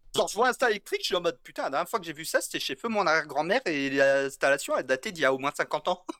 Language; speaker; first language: French; native; French